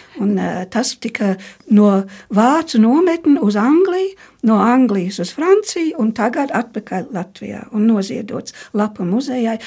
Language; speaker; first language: Latvian; early bilingual, heritage; Latvian